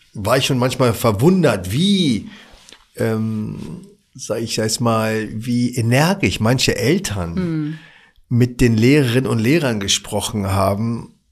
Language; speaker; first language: German; early bilingual, other home language; Arabic